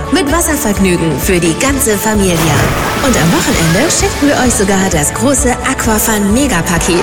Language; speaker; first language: German; native; German